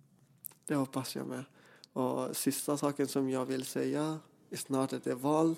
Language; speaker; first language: Swedish; non-native, fluent; Persian